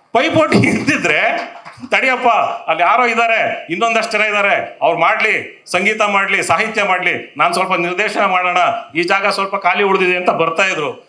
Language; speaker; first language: Kannada; native; Kannada